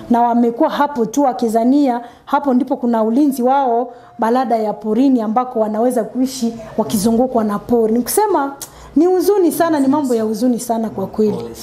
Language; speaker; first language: Swahili; non-native, local second language; Nande